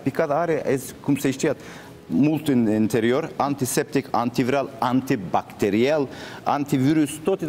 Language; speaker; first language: Romanian; non-native, learner; Turkish